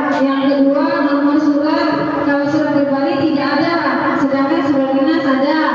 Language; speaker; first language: Indonesian; native; Indonesian